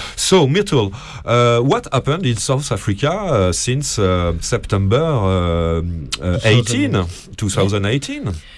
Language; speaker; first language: English; non-native, learner; French